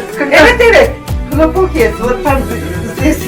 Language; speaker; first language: Russian; non-native, local second language; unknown